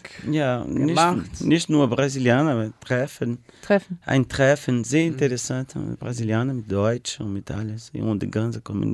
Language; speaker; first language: German; non-native, learner; Portuguese